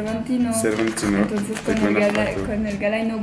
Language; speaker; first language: Spanish; non-native, learner; French